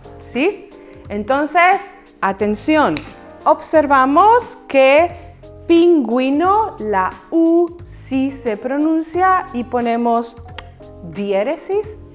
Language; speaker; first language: Spanish; native; Spanish